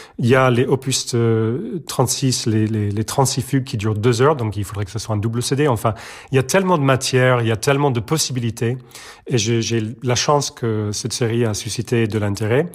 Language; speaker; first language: French; non-native, fluent; Serbian